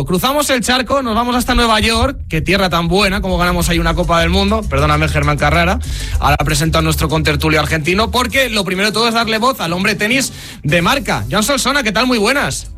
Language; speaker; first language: Spanish; native; Spanish